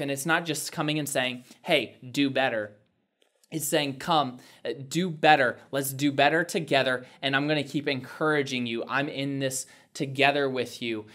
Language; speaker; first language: English; native; English